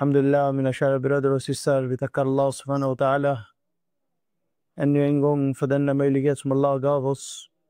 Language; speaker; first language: Swedish; non-native, fluent; Urdu